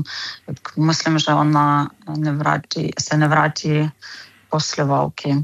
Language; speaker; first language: Czech; non-native, fluent; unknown